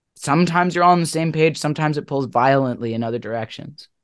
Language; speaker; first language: English; native; English